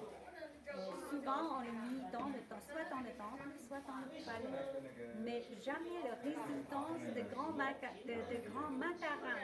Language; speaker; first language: French; non-native, fluent; Chinese